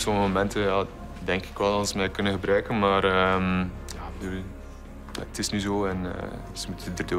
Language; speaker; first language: Dutch; native; Dutch